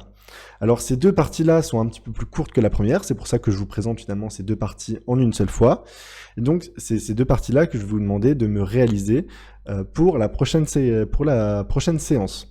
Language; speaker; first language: French; native; French